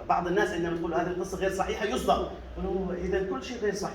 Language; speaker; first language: Arabic; native; Arabic